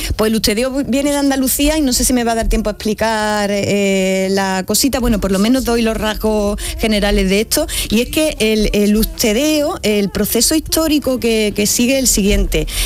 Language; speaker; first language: Spanish; native; Spanish